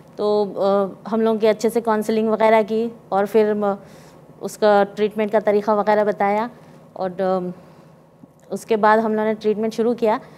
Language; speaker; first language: Hindi; native; Hindi